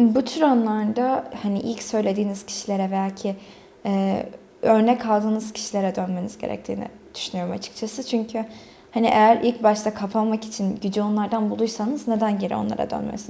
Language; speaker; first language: Turkish; early bilingual, other home language; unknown